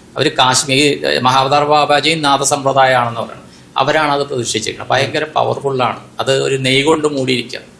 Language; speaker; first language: Malayalam; non-native, local second language; Konkani